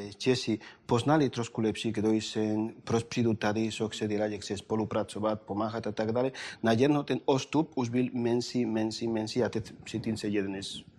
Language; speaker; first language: Czech; non-native, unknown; Spanish